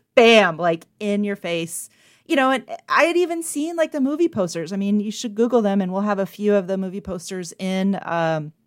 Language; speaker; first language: English; native; English